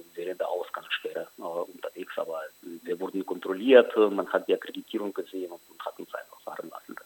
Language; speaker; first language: German; non-native, fluent; Ukrainian